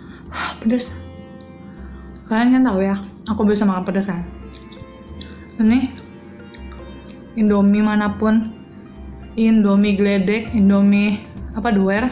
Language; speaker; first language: Indonesian; native; Indonesian